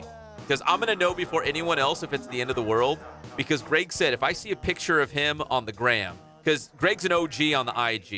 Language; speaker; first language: English; native; English